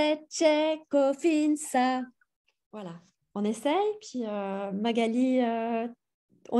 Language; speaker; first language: French; native; French